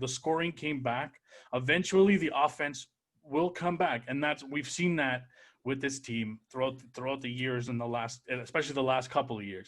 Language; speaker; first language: English; native; English